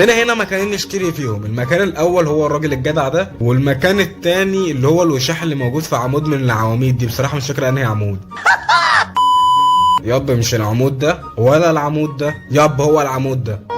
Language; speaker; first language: Arabic; native; Arabic